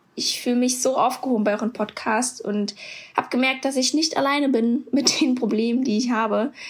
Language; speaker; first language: German; early bilingual, other home language; Russian